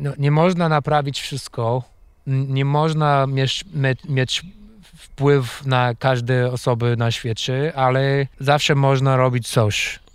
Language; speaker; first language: Polish; non-native, fluent; English